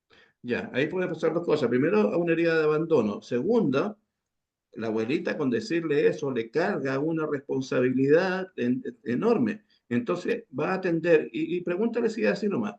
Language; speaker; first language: Spanish; native; Spanish